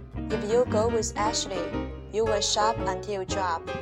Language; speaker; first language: English; non-native, fluent; Chinese